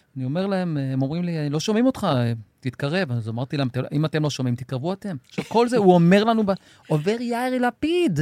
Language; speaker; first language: Hebrew; native; Hebrew